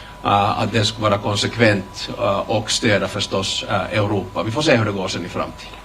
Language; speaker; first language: Swedish; native; Swedish